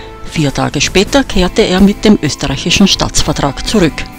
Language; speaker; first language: German; native; German